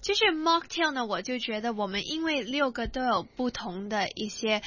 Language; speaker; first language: Chinese; non-native, local second language; Cantonese